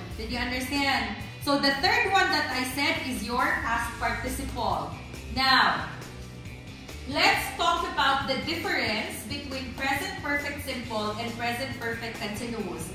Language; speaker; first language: English; non-native, local second language; Filipino